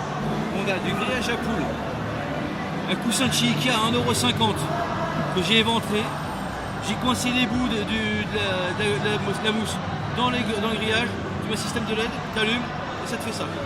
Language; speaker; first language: French; native; French